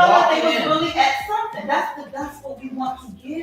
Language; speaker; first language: English; native; English